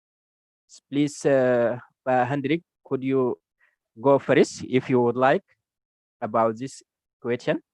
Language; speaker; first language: English; non-native, learner; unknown